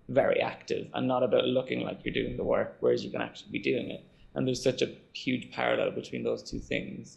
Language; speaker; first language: English; native; English